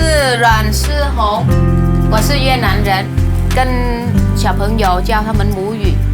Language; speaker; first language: Chinese; non-native, fluent; Vietnamese